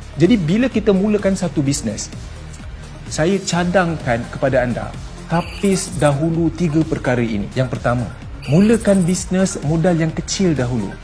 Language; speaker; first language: Malay; native; Malay